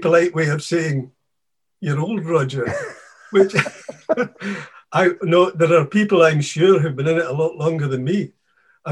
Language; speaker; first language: English; native; English